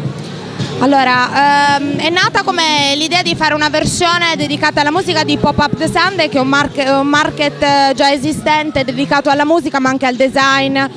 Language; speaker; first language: Italian; native; Italian